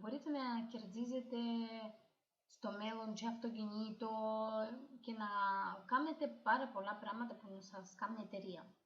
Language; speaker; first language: Greek; non-native, fluent; Ukrainian